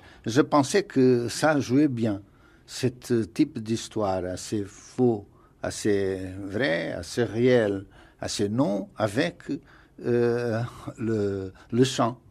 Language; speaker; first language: French; non-native, fluent; Portuguese